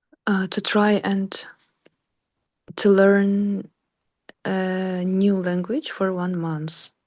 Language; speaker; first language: English; non-native, learner; Russian